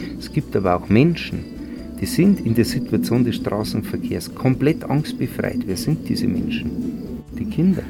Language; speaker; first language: German; native; German